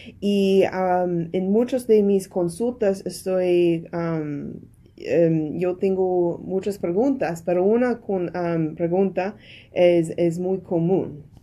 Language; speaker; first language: Spanish; non-native, learner; English